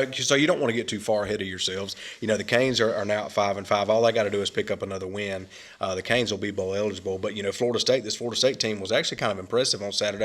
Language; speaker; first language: English; native; English